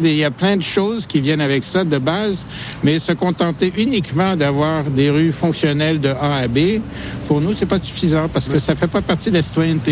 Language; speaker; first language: French; native; French